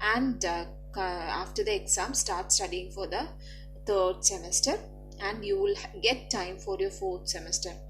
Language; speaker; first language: English; non-native, local second language; Malayalam